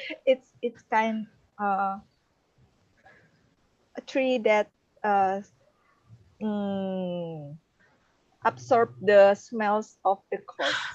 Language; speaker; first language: English; non-native, learner; Indonesian